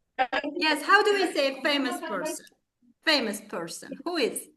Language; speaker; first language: English; non-native, fluent; Kazakh